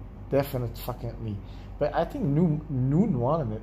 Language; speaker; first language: English; non-native, fluent; Dutch